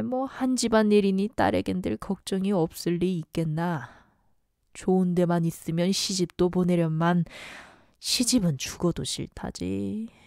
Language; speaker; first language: Korean; native; Korean